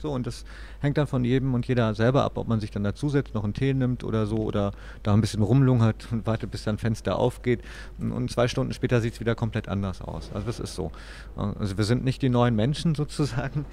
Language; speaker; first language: German; native; German